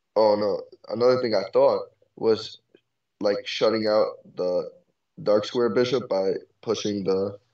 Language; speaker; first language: English; native; English